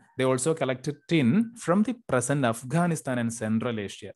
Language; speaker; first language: English; non-native, local second language; Malayalam